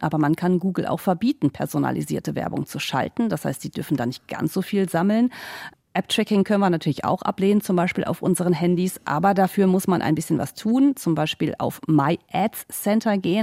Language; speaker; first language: German; native; German